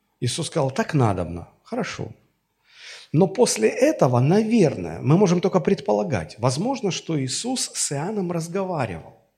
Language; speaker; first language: Russian; native; Russian